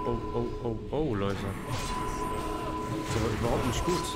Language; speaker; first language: German; native; German